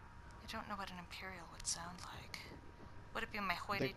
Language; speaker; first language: English; native; English